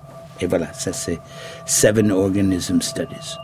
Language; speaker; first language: French; non-native, fluent; English